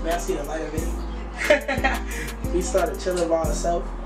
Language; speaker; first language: English; native; English